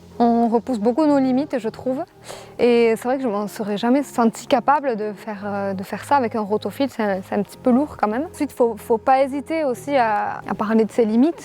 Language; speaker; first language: French; native; French